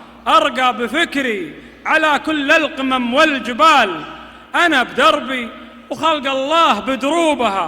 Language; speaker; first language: Arabic; native; Arabic